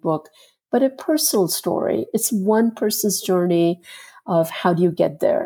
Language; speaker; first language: English; non-native, local second language; Gujarati